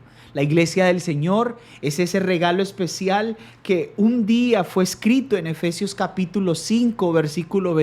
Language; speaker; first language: Spanish; native; Spanish